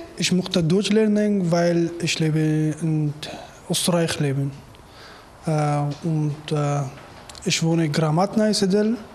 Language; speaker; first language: German; non-native, learner; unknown